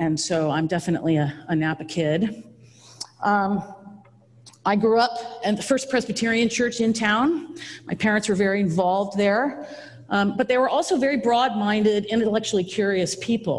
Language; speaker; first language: English; native; English